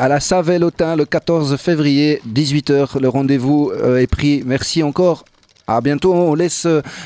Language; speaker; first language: French; native; French